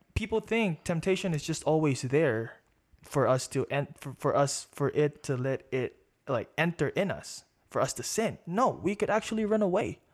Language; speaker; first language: English; non-native, local second language; Filipino